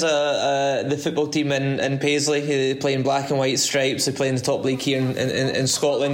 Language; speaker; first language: English; native; English